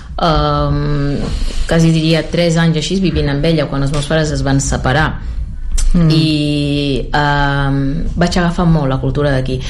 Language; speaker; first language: Catalan; early bilingual, other home language; Lingala